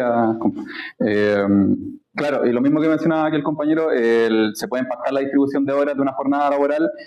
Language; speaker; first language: Spanish; native; Spanish